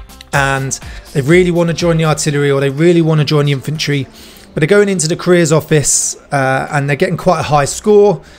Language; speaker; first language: English; native; English